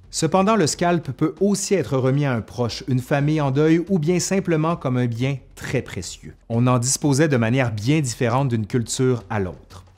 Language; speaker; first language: French; native; French